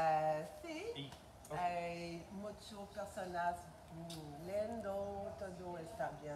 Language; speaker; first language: Spanish; non-native, learner; French